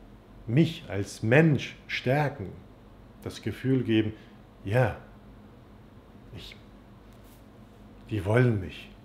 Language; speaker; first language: German; non-native, fluent; Turkish